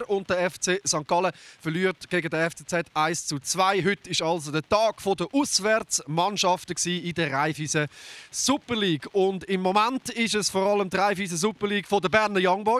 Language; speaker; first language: German; native; German